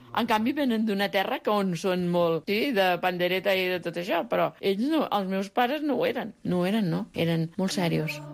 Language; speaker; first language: Catalan; early bilingual, other home language; Spanish